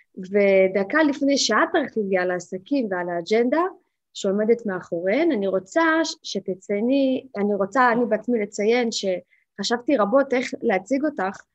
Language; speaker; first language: Hebrew; native; Hebrew